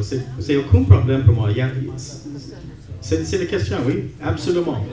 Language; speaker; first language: French; non-native, local second language; English